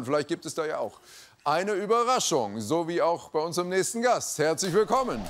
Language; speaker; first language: German; native; German